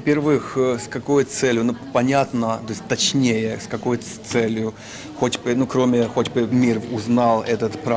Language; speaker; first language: Russian; non-native, learner; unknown